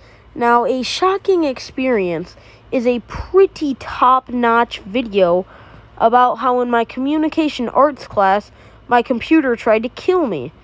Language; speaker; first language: English; native; English